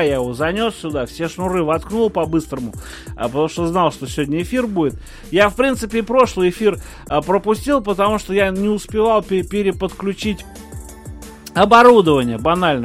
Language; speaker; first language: Russian; native; Russian